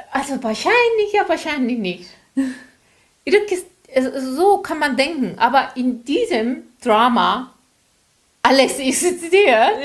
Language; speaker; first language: German; non-native, learner; Korean